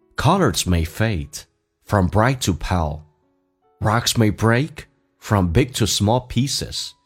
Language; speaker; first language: English; non-native, fluent; Chinese